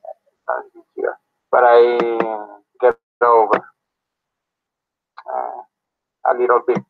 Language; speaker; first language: English; non-native, learner; Spanish